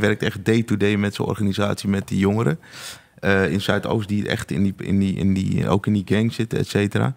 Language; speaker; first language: Dutch; native; Dutch